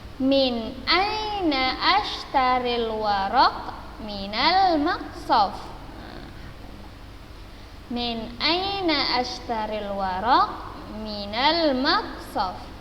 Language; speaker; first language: Arabic; non-native, fluent; Indonesian